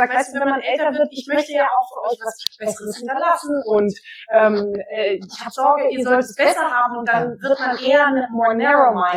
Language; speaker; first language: German; native; German